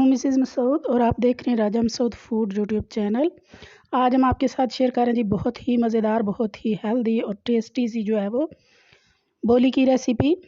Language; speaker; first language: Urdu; non-native, local second language; Pahari-Potwari